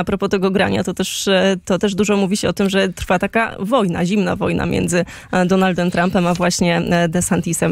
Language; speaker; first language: Polish; native; Polish